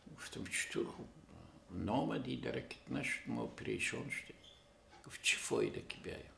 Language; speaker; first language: Persian; native; Persian